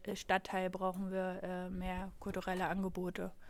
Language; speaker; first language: German; native; German